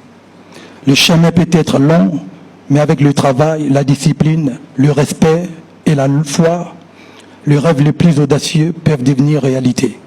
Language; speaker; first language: French; non-native, local second language; Lingala